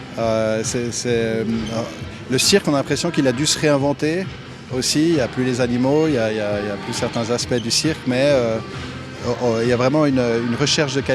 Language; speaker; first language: French; native; French